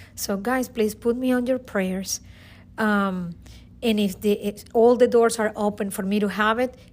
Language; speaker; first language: English; non-native, fluent; Spanish